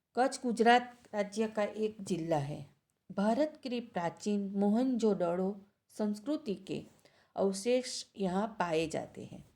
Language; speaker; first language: Hindi; non-native, local second language; Gujarati